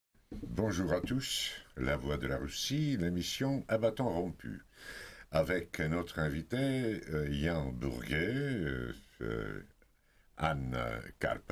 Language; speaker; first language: French; non-native, fluent; Russian